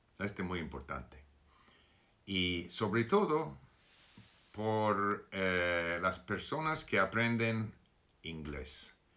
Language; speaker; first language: Spanish; non-native, fluent; English